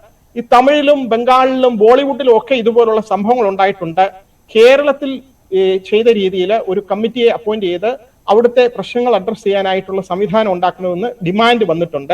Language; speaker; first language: Malayalam; native; Malayalam